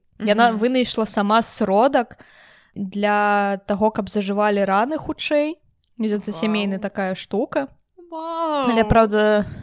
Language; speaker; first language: Belarusian; native; Belarusian